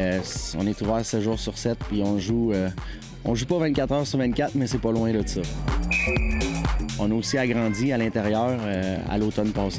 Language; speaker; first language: French; native; French